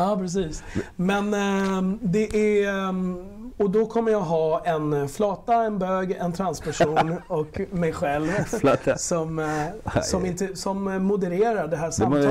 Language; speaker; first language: Swedish; early bilingual, other home language; Spanish